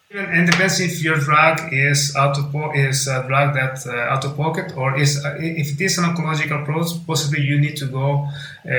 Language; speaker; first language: English; non-native, fluent; Italian